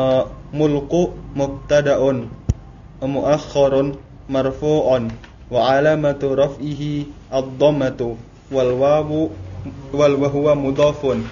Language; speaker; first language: Arabic; non-native, learner; Indonesian